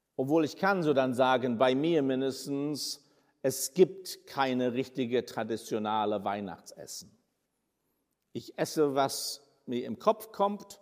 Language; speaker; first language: German; non-native, fluent; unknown